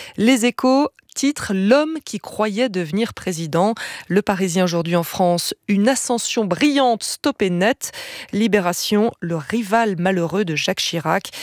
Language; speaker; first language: French; native; French